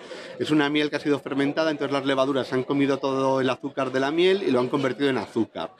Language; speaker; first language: Spanish; native; Spanish